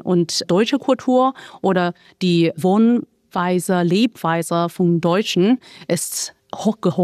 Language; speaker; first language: German; non-native, fluent; Chinese